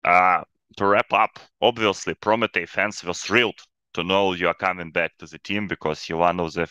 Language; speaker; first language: English; non-native, fluent; Ukrainian